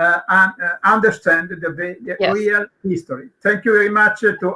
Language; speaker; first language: English; non-native, learner; Italian